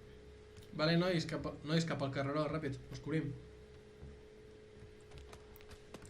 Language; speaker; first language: Catalan; native; Catalan